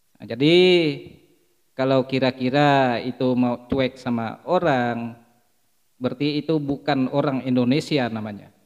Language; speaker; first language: Indonesian; non-native, local second language; Iban